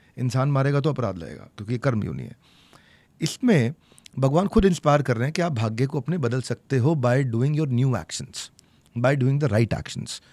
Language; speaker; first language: Hindi; native; Hindi